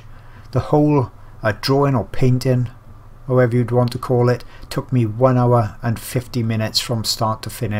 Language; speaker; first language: English; native; English